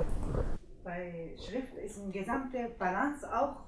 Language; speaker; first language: German; non-native, learner; Japanese